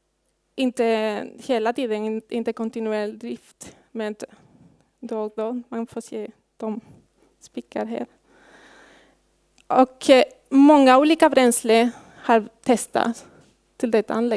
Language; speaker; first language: Swedish; non-native, fluent; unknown